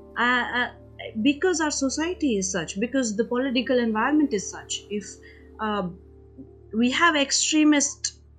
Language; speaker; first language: English; non-native, local second language; Hindi